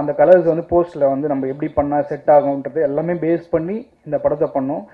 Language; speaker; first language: Tamil; native; Tamil